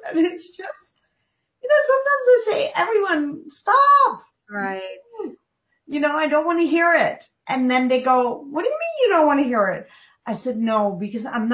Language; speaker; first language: English; non-native, local second language; Dutch